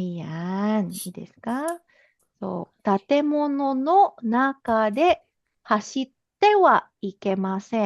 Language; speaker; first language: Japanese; non-native, fluent; Filipino